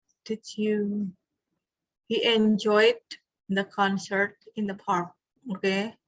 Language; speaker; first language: English; non-native, fluent; Indonesian